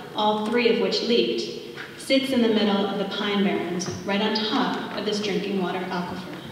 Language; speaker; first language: English; native; English